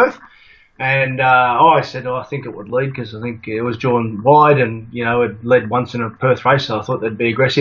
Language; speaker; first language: English; native; English